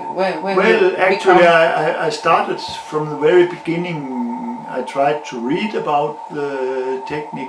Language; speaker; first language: English; non-native, learner; Danish